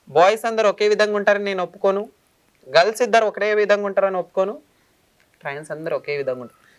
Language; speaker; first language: Telugu; non-native, local second language; Lambadi